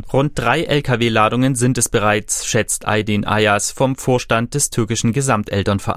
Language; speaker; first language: German; native; German